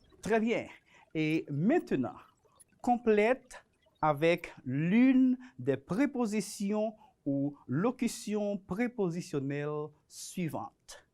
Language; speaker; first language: French; non-native, fluent; Spanish